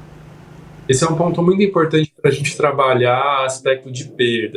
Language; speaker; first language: Portuguese; native; Portuguese